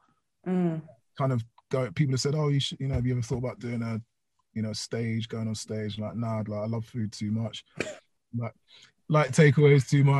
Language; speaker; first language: English; native; English